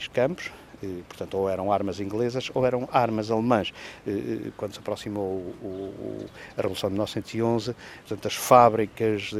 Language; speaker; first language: Portuguese; native; Portuguese